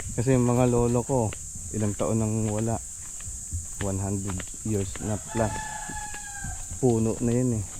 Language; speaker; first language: Filipino; non-native, local second language; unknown